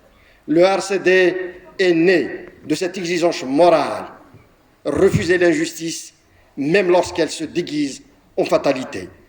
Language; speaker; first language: French; non-native, local second language; Kabyle